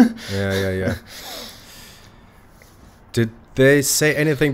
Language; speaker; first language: English; non-native, fluent; German